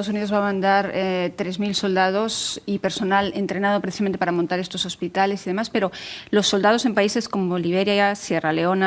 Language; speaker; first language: Spanish; native; Spanish